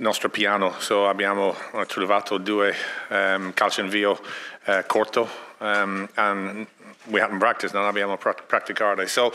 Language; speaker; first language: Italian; non-native, learner; English